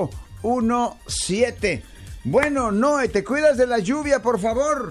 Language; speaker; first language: Spanish; native; Spanish